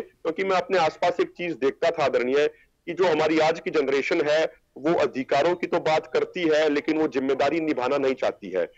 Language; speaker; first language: Hindi; native; Hindi